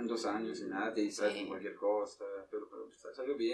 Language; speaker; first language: Spanish; native; Spanish